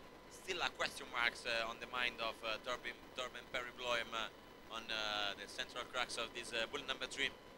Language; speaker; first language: English; non-native, fluent; Italian